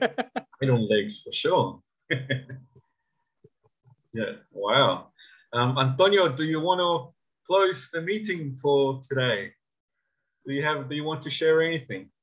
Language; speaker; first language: English; non-native, learner; Spanish